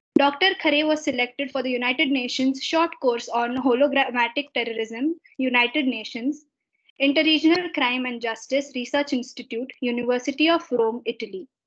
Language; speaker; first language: English; non-native, local second language; Marathi